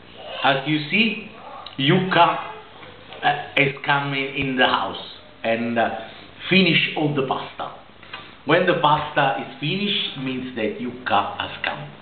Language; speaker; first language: English; non-native, learner; Italian